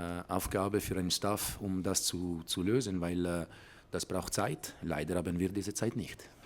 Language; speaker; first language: German; non-native, fluent; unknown